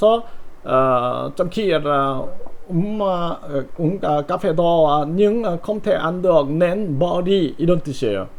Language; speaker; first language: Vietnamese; non-native, learner; Korean